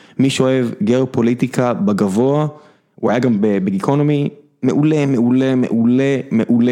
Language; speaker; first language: Hebrew; native; Hebrew